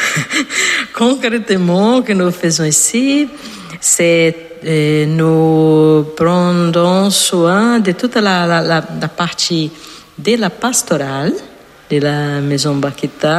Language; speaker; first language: French; non-native, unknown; Portuguese